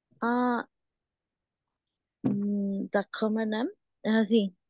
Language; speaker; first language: French; non-native, fluent; Spanish